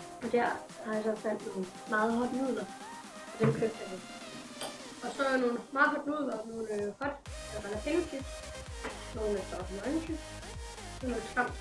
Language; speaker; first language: Danish; early bilingual, other home language; German